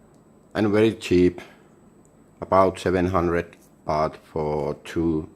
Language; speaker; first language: English; non-native, learner; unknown